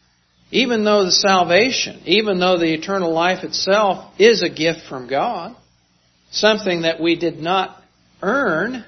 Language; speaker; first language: English; native; English